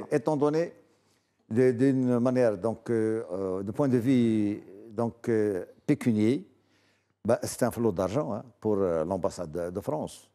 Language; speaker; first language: French; non-native, local second language; Arabic